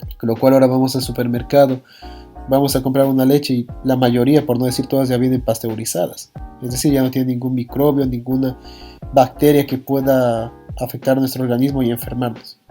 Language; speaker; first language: Spanish; native; Spanish